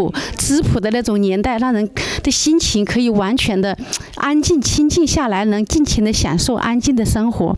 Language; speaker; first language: Chinese; native; Chinese